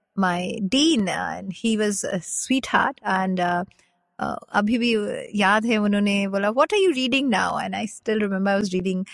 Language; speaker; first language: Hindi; non-native, local second language; Bangla